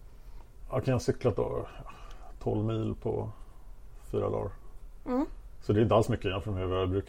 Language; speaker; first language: Swedish; native; Swedish